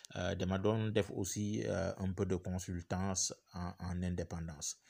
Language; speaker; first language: French; non-native, local second language; Wolof